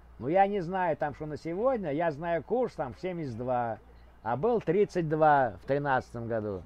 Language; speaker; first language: Russian; native; Russian